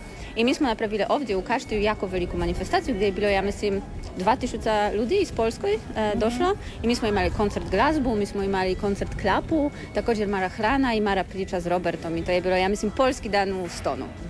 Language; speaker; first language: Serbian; non-native, learner; Polish